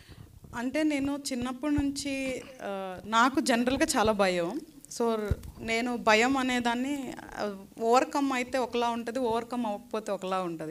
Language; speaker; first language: Telugu; native; Telugu